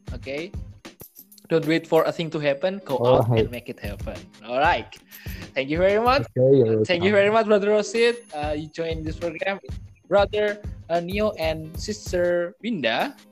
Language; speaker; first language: English; non-native, learner; Indonesian